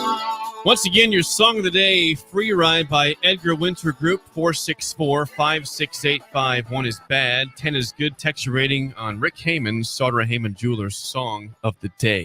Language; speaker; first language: English; native; English